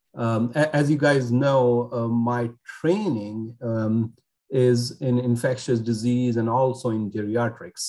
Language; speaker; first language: English; non-native, local second language; Urdu